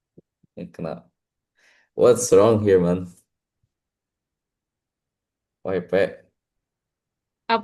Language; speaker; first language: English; non-native, fluent; Indonesian